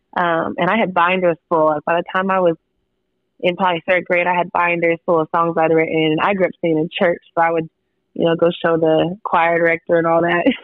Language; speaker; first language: English; native; English